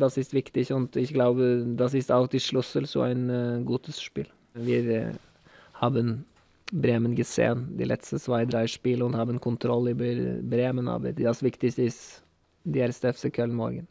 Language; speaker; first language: German; non-native, learner; Norwegian